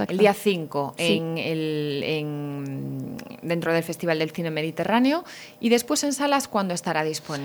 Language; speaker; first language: Spanish; native; Spanish